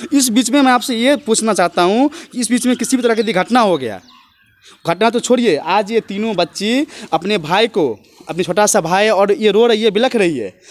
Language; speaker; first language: Hindi; native; Hindi